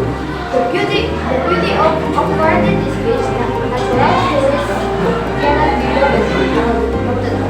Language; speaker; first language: English; non-native, learner; Indonesian